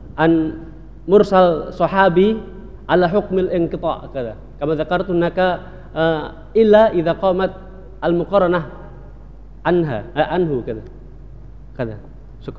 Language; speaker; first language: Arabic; non-native, fluent; Indonesian